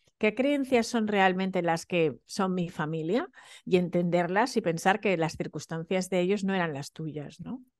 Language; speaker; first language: Spanish; early bilingual, other home language; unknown